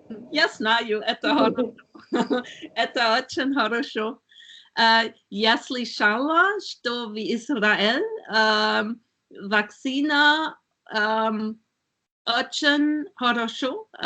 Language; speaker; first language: Russian; non-native, learner; German